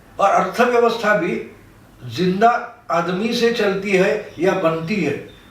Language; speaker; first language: Hindi; non-native, local second language; Marathi